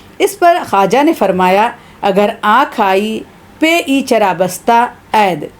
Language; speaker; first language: Urdu; native; Urdu